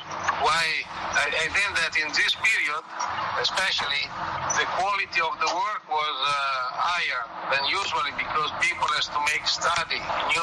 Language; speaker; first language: English; non-native, fluent; Italian